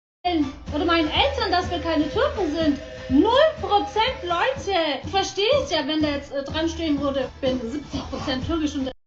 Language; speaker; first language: German; early bilingual, other home language; Turkish